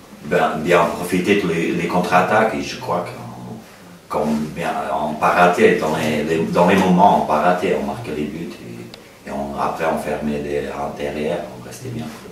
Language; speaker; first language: French; non-native, learner; Portuguese